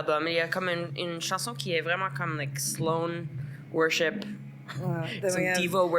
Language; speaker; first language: French; non-native, local second language; English